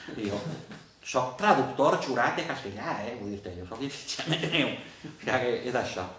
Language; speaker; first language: Catalan; early bilingual, heritage; Catalan